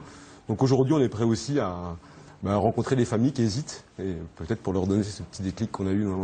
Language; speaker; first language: French; native; French